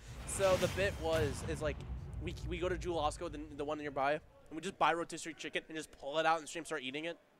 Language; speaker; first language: English; native; English